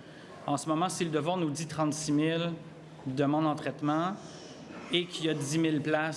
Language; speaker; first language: French; native; French